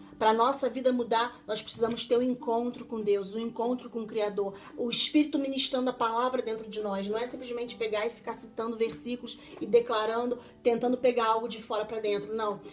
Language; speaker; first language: Portuguese; native; Portuguese